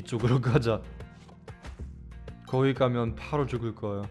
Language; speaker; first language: Korean; non-native, learner; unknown